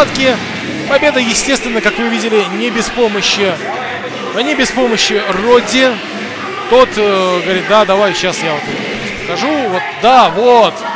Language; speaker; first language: Russian; native; Russian